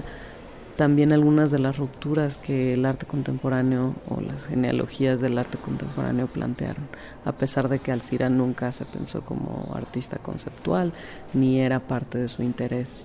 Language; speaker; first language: Spanish; native; Spanish